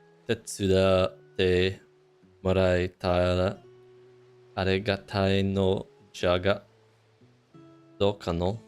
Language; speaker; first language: Japanese; non-native, fluent; English